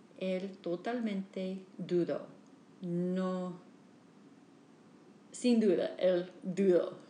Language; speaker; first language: Spanish; non-native, learner; English